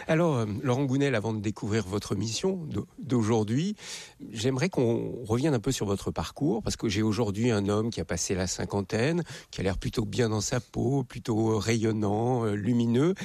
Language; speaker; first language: French; native; French